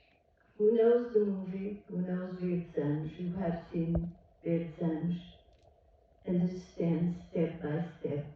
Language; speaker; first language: English; non-native, learner; Portuguese